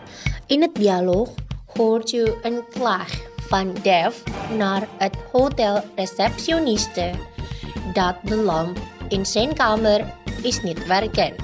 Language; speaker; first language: Dutch; non-native, learner; Indonesian